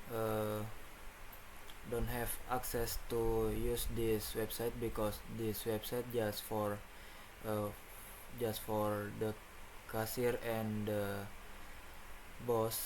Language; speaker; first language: English; non-native, learner; Indonesian